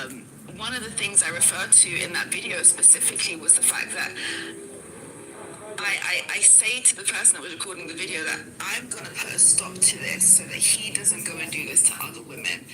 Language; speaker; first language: English; native; English